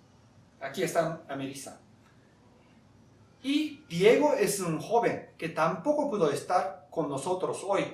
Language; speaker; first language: Spanish; non-native, fluent; Japanese